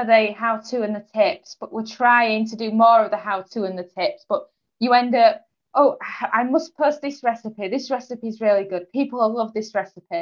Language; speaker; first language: English; native; English